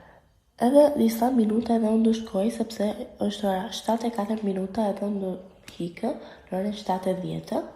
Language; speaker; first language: Albanian; early bilingual, heritage; Albanian